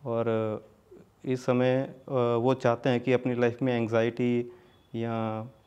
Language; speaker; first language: Hindi; native; Hindi